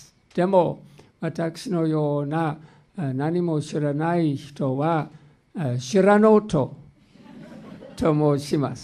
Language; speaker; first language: Japanese; non-native, fluent; English